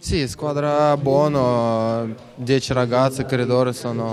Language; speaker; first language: Italian; non-native, learner; Russian